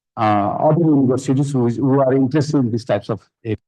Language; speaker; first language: English; non-native, local second language; Nepali